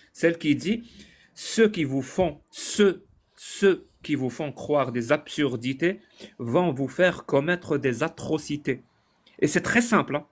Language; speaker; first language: French; non-native, local second language; Arabic